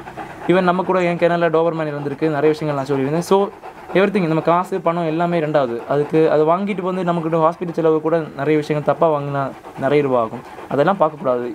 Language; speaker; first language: Tamil; native; Tamil